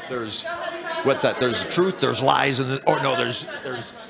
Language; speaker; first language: English; native; English